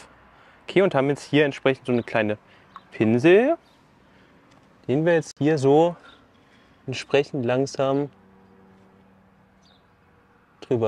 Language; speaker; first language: German; native; German